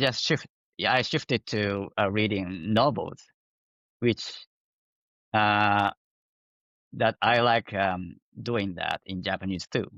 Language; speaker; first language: English; non-native, fluent; Japanese